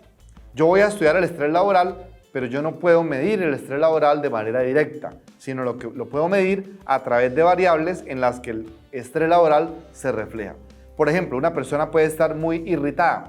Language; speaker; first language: Spanish; native; Spanish